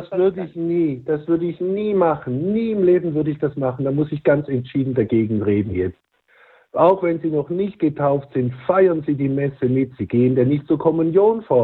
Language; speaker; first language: German; native; German